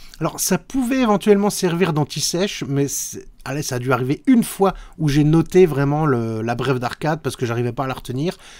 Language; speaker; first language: French; native; French